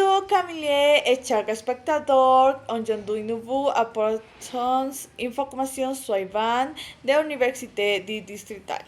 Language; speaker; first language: French; non-native, learner; Spanish